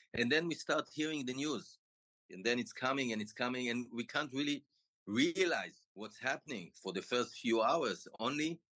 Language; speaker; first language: English; non-native, fluent; Hebrew